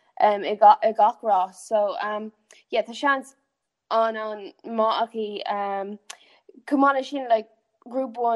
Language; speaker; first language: Irish; non-native, local second language; English